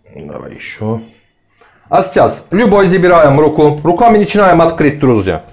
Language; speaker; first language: Russian; non-native, learner; Turkish